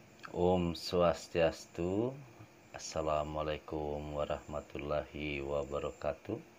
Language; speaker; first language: Indonesian; native; Indonesian